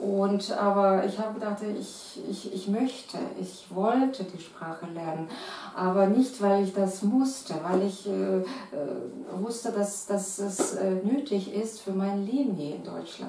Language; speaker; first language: German; non-native, fluent; Russian